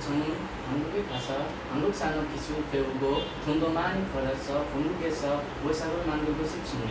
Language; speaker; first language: Korean; non-native, learner; Nepali